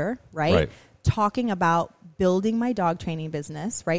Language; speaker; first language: English; native; English